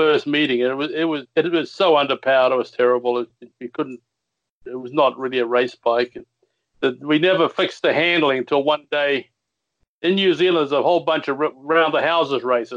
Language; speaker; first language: English; native; English